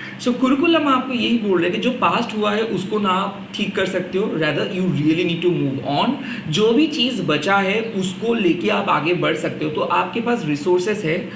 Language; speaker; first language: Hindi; non-native, local second language; Bangla